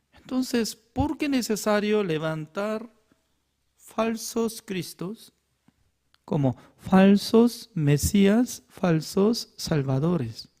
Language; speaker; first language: Spanish; non-native, fluent; Korean